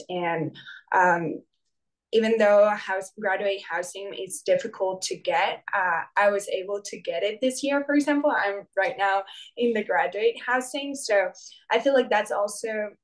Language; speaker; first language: English; non-native, fluent; Spanish